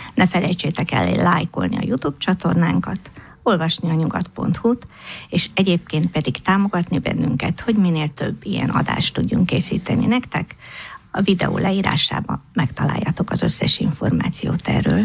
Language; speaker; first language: Hungarian; native; Hungarian